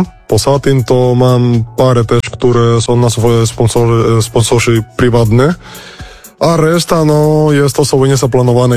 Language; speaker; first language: Polish; non-native, fluent; Spanish